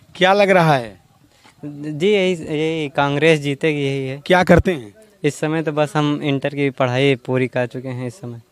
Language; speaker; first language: Hindi; native; Hindi